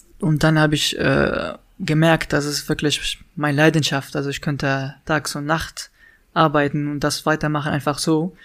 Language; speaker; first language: German; non-native, fluent; Arabic